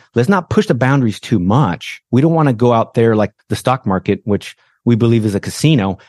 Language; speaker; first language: English; non-native, fluent; Portuguese